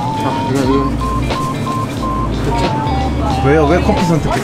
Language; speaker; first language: Korean; native; Korean